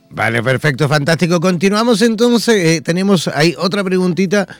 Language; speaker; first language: Spanish; native; Spanish